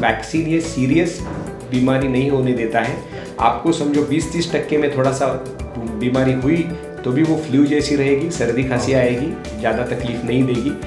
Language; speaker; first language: Hindi; non-native, local second language; Marathi